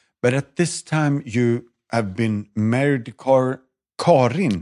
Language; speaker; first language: English; non-native, fluent; Swedish